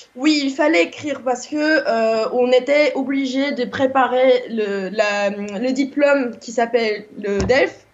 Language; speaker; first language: French; non-native, fluent; Korean